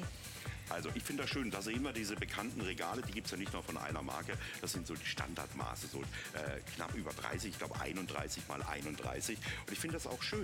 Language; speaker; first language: German; native; German